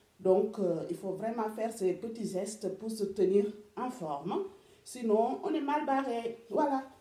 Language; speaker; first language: French; non-native, local second language; Wolof